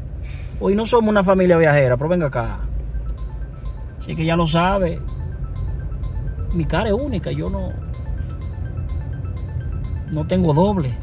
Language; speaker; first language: Spanish; native; Spanish